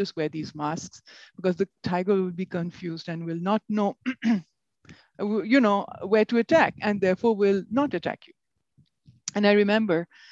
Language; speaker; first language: English; non-native, local second language; Bangla